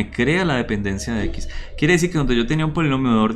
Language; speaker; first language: Spanish; native; Spanish